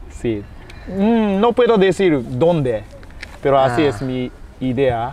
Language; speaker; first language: Spanish; non-native, fluent; Japanese